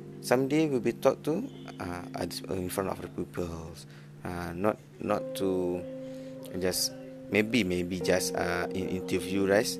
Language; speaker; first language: English; non-native, learner; Malay